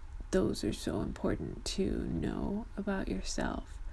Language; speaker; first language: English; early bilingual, other home language; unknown